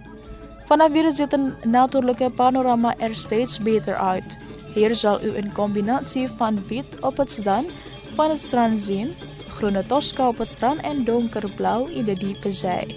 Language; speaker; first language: Dutch; non-native, learner; Indonesian